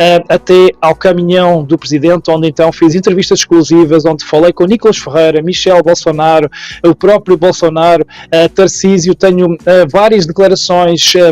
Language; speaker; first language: Portuguese; native; Portuguese